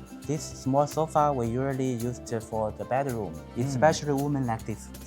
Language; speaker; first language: English; non-native, learner; Chinese